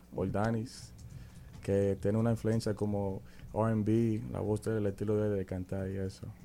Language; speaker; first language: Spanish; early bilingual, heritage; Spanish